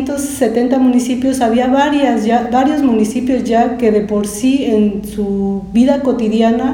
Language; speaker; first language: Spanish; native; Spanish